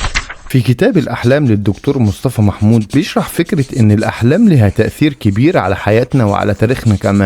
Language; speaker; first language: Arabic; native; Arabic